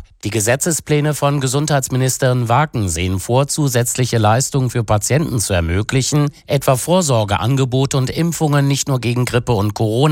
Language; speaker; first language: German; native; German